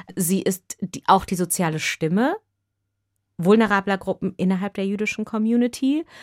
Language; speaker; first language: German; native; German